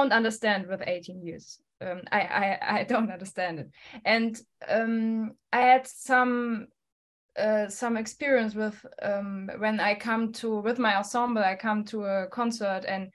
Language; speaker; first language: English; non-native, fluent; German